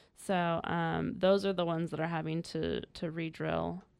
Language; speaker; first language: English; native; English